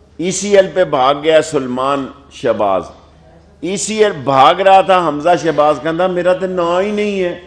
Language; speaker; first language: Urdu; non-native, local second language; Punjabi